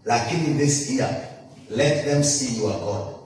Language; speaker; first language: English; non-native, local second language; Swahili